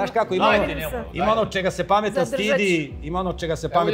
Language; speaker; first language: Serbian; native; Serbian